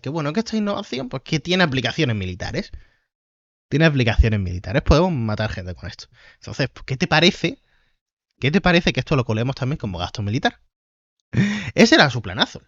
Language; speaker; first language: Spanish; native; Spanish